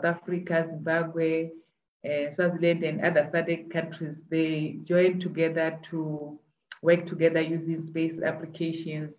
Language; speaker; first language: English; non-native, local second language; Tswana